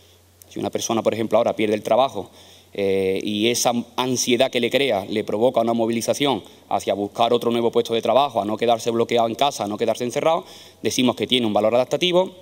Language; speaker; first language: Spanish; native; Spanish